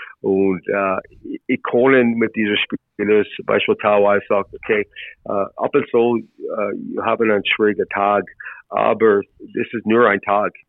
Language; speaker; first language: German; non-native, learner; English